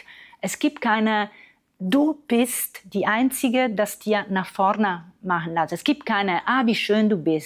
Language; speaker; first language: German; non-native, fluent; Italian